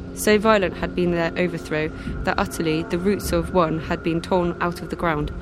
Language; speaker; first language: English; native; English